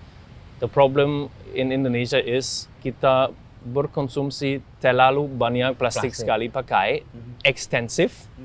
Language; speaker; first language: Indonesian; non-native, fluent; German